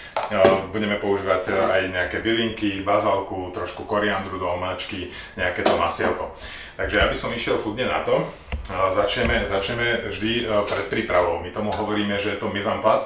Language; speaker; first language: Slovak; native; Slovak